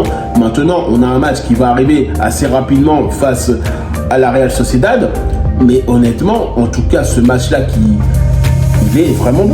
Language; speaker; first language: French; native; French